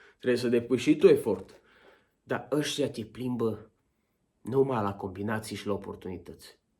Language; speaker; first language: Romanian; native; Romanian